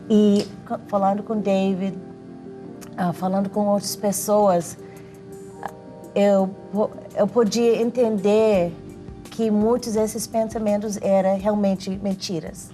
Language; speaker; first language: Portuguese; non-native, learner; English